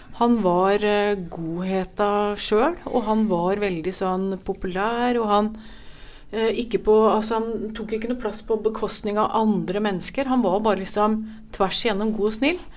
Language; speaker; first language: Norwegian; native; Norwegian